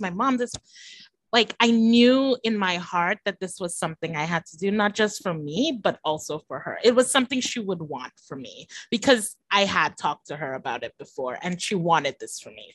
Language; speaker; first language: English; native; English